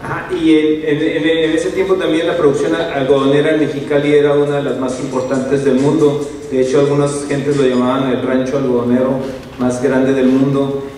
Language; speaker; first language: Spanish; native; Spanish